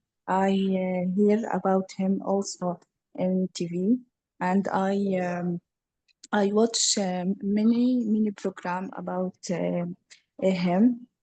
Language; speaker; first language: English; non-native, learner; Arabic